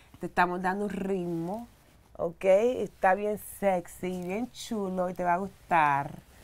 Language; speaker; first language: Spanish; early bilingual, heritage; Spanish